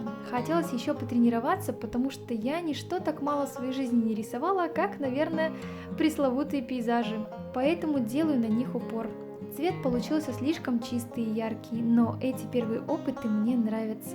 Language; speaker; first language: Russian; native; Russian